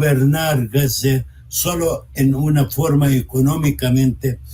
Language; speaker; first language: Spanish; non-native, fluent; Arabic